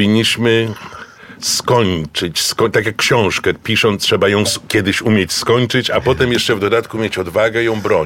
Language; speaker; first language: Polish; native; Polish